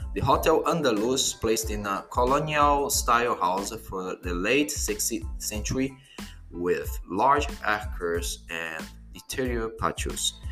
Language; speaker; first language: English; non-native, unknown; Portuguese